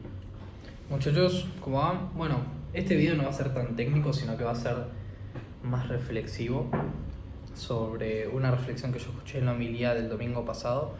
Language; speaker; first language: Spanish; native; Spanish